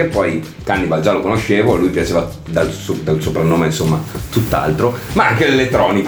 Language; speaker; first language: Italian; native; Italian